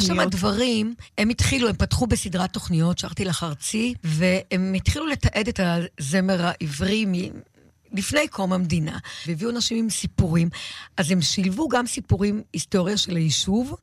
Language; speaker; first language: Hebrew; native; Hebrew